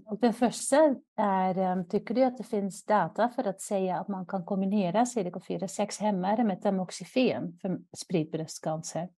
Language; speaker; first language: Swedish; non-native, fluent; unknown